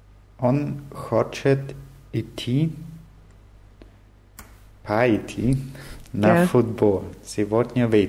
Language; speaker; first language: Russian; non-native, learner; German